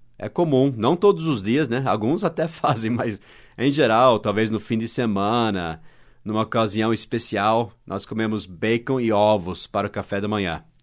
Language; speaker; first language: Portuguese; non-native, fluent; English